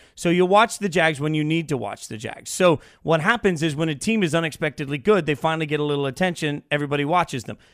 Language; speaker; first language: English; native; English